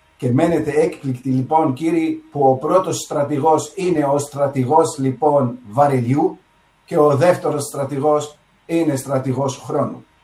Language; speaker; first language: Greek; early bilingual, heritage; Greek